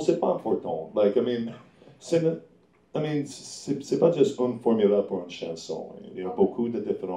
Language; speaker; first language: French; non-native, learner; English